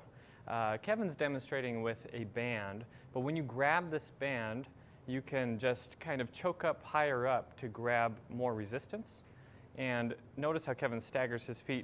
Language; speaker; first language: English; native; English